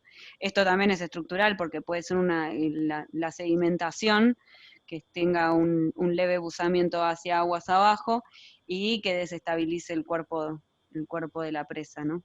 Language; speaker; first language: Spanish; native; Spanish